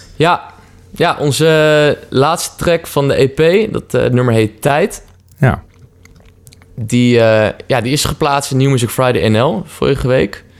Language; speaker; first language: Dutch; native; Dutch